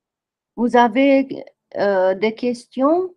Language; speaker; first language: French; non-native, fluent; English